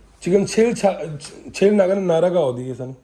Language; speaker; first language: Korean; non-native, learner; Hindi